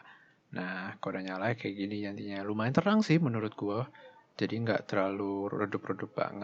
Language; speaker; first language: Indonesian; native; Indonesian